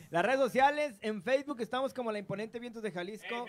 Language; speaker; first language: Spanish; native; Spanish